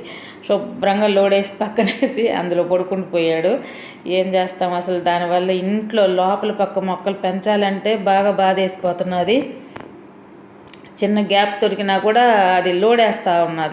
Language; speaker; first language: Telugu; native; Telugu